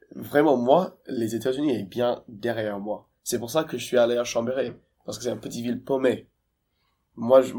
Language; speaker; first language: French; non-native, fluent; English